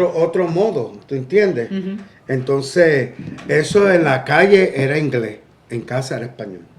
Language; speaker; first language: Spanish; early bilingual, heritage; Spanish